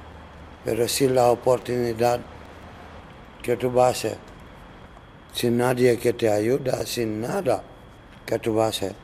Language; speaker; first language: Spanish; non-native, learner; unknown